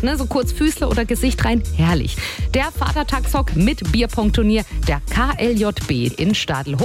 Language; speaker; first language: German; native; German